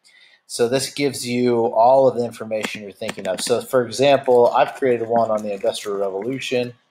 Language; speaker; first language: English; native; English